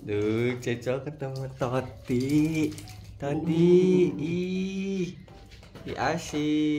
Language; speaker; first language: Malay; non-native, local second language; Sundanese